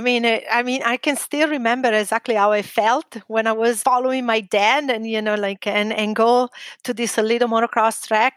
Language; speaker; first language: English; non-native, fluent; Italian